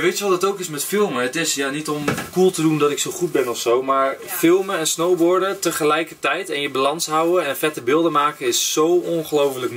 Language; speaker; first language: Dutch; native; Dutch